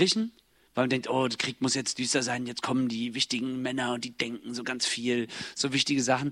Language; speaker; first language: German; native; German